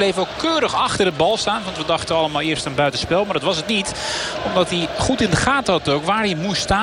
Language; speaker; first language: Dutch; native; Dutch